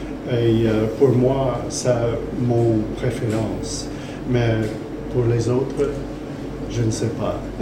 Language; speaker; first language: French; non-native, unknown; English